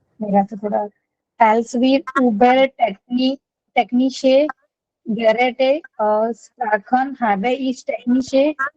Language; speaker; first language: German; non-native, learner; Gujarati